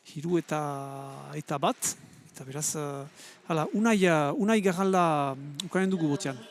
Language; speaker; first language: Basque; native; Basque